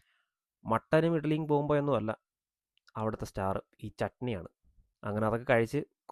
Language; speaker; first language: Malayalam; native; Malayalam